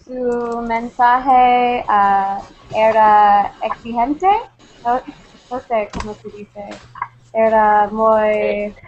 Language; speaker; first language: Spanish; non-native, learner; English